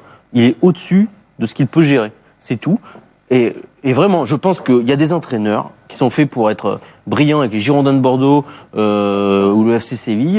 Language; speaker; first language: French; native; French